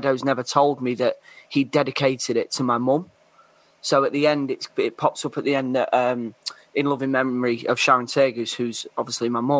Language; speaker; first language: English; native; English